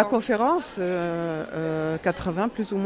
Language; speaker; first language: French; non-native, fluent; Dutch